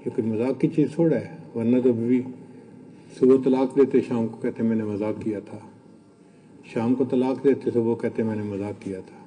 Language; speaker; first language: Urdu; non-native, local second language; Punjabi